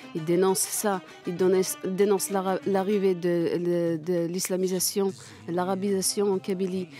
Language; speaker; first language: French; non-native, local second language; Kabyle